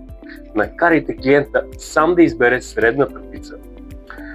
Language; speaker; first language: Bulgarian; native; Bulgarian